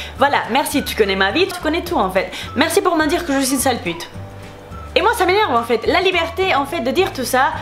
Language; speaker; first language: French; non-native, fluent; Spanish